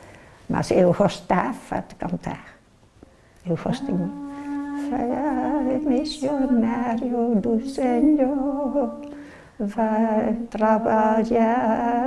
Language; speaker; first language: Portuguese; non-native, learner; Dutch